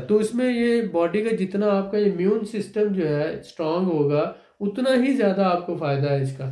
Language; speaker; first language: Urdu; non-native, local second language; Punjabi